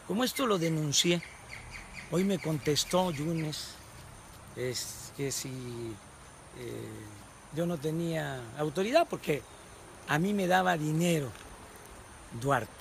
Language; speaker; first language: Spanish; native; Spanish